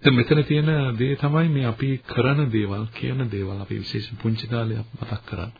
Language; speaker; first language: Sinhala; native; Sinhala